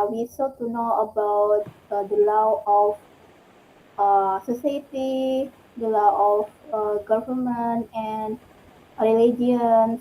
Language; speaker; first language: English; non-native, learner; Indonesian